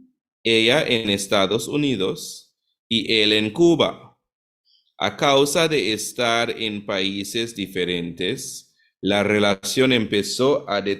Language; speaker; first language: Spanish; non-native, fluent; English